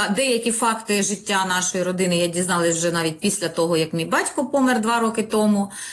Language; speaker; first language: Ukrainian; non-native, local second language; Russian